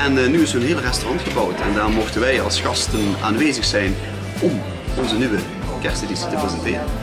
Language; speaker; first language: Dutch; native; Dutch